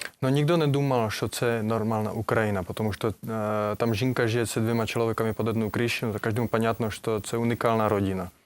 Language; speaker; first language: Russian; non-native, learner; Czech